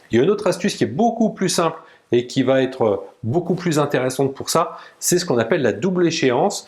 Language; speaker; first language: French; native; French